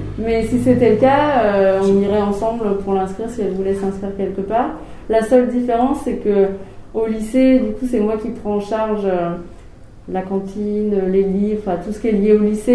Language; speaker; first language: French; native; French